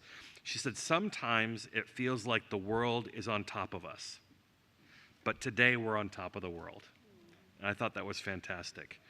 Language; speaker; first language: English; native; English